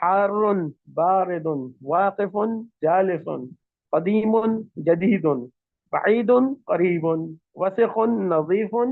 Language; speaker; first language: Arabic; non-native, fluent; Urdu